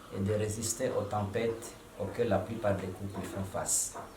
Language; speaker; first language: French; non-native, local second language; Swahili